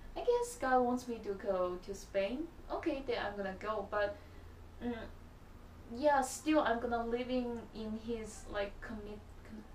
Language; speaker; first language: English; non-native, learner; Chinese